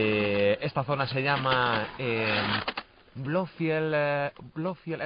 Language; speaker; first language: Spanish; native; Spanish